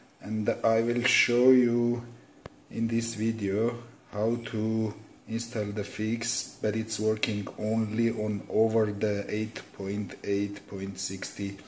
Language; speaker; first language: English; non-native, fluent; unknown